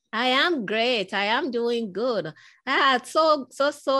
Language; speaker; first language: English; non-native, local second language; Yoruba